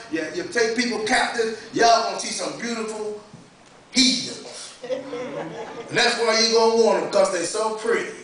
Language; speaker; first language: English; native; English